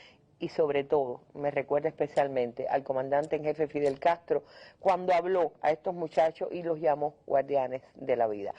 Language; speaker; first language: Spanish; native; Spanish